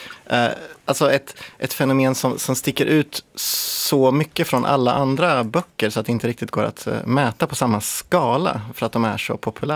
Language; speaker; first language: Swedish; native; Swedish